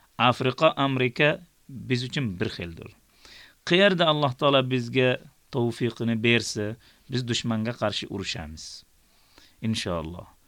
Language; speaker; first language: Uzbek; native; Uzbek